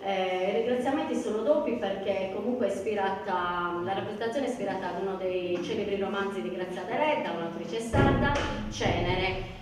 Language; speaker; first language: Italian; native; Italian